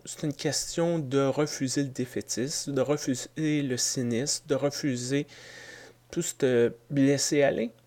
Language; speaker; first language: French; native; French